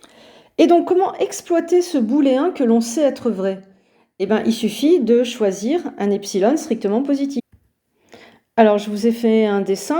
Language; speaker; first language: French; native; French